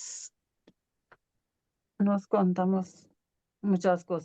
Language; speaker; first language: Spanish; non-native, learner; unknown